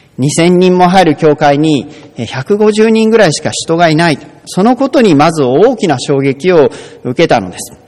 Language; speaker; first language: Japanese; native; Japanese